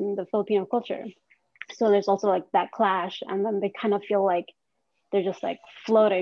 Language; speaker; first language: English; non-native, local second language; Cebuano